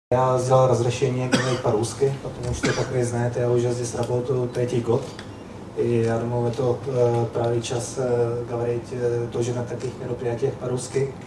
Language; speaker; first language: Russian; non-native, learner; Czech